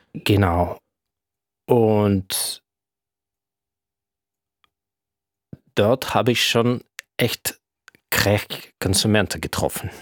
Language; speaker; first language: German; non-native, fluent; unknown